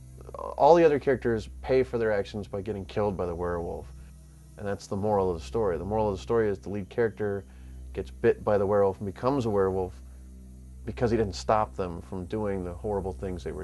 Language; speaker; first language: English; native; English